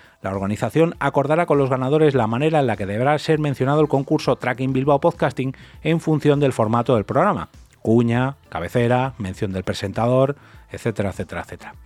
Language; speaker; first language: Spanish; native; Spanish